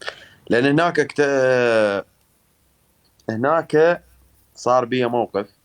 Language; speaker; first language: Arabic; native; Arabic